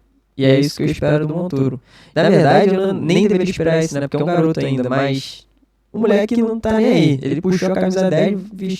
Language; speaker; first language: Portuguese; native; Portuguese